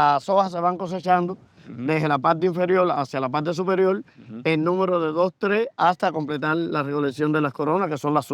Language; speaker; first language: Spanish; native; Spanish